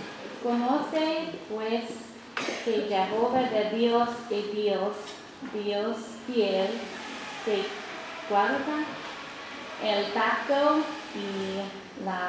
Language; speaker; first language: Spanish; non-native, learner; English